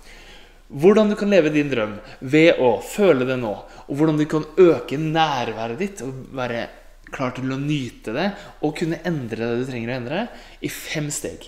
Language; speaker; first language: Norwegian; native; Norwegian